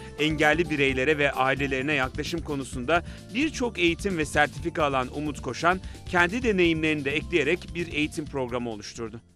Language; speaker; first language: Turkish; native; Turkish